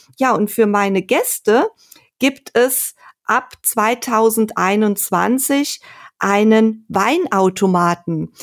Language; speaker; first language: German; native; German